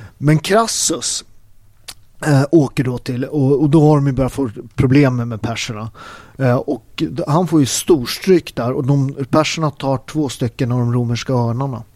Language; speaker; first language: Swedish; early bilingual, other home language; Italian